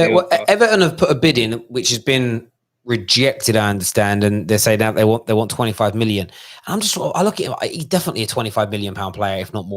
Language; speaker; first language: English; native; English